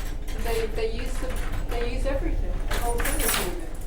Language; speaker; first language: English; native; English